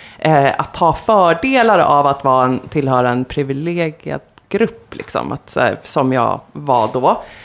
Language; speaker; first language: Swedish; native; Swedish